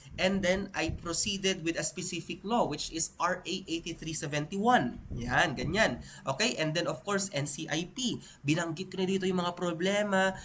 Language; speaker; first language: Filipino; non-native, local second language; Iloko